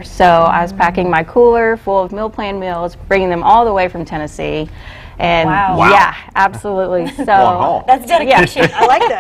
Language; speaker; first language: English; native; English